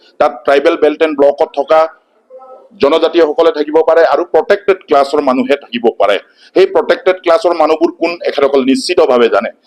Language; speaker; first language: Assamese; non-native, local second language; Mising